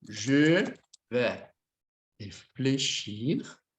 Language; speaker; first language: French; non-native, fluent; Portuguese